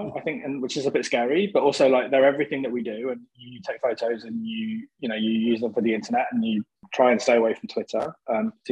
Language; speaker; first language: English; native; English